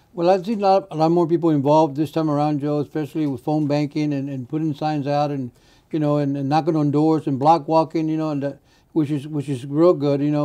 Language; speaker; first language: English; early bilingual, other home language; Spanish